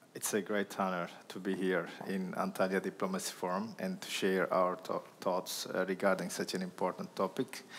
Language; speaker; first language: English; non-native, fluent; Turkish